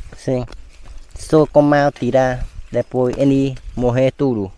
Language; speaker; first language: Portuguese; non-native, learner; Vietnamese